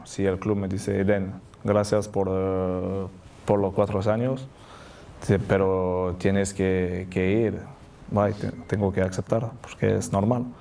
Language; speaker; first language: Spanish; non-native, learner; French